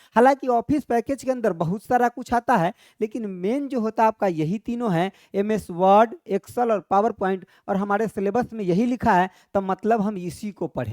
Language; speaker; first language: Hindi; native; Hindi